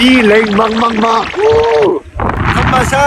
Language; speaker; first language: Thai; native; Thai